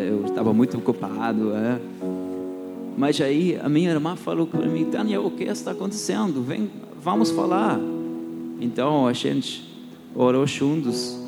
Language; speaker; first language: Portuguese; non-native, fluent; German